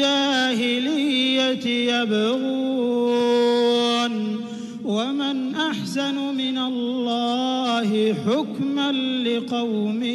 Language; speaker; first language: Arabic; native; Arabic